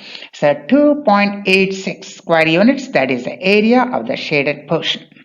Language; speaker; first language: English; non-native, local second language; Bangla